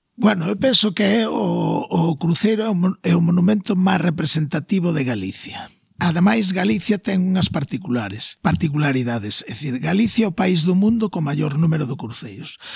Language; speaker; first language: Galician; non-native, local second language; Spanish